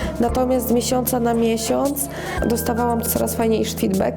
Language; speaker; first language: Polish; native; Polish